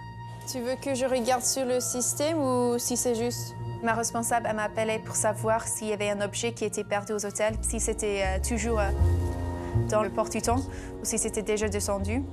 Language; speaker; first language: French; non-native, fluent; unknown